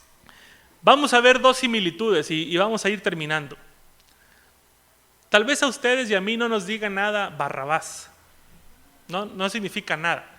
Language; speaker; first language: Spanish; native; Spanish